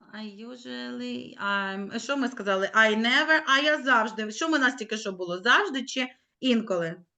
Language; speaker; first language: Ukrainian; native; Ukrainian